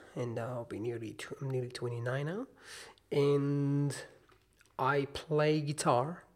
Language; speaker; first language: English; non-native, fluent; Hebrew